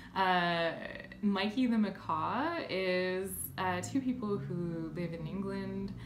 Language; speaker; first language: English; native; English